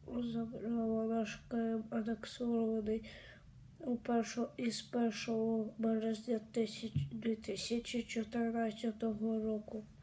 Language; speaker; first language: Ukrainian; non-native, local second language; Crimean Tatar